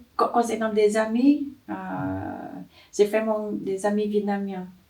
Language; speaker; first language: French; non-native, learner; Vietnamese